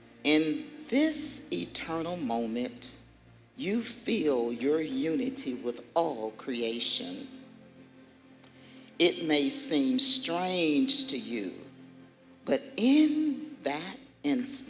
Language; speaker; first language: English; native; English